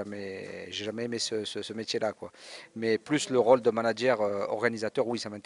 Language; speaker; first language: French; native; French